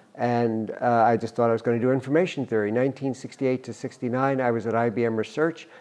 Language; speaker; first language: English; native; English